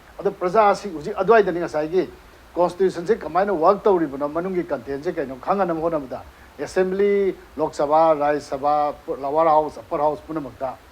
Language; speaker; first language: Manipuri; native; Manipuri